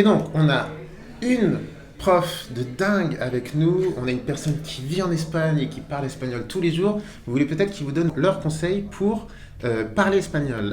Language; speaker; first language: French; native; French